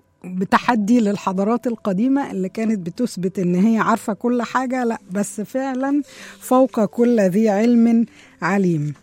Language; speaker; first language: Arabic; native; Arabic